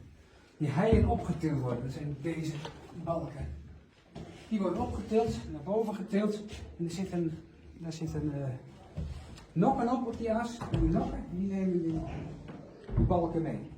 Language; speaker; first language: Dutch; native; Dutch